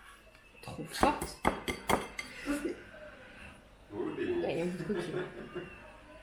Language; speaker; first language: French; native; French